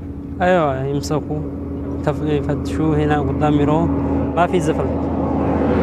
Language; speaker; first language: Arabic; non-native, learner; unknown